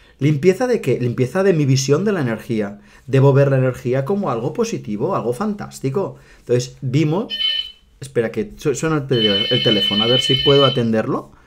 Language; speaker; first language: Spanish; non-native, local second language; Catalan